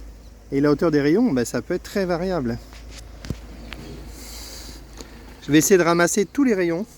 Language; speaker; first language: French; native; French